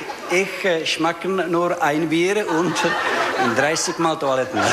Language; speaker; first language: German; non-native, learner; Czech